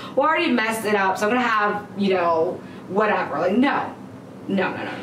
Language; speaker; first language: English; native; English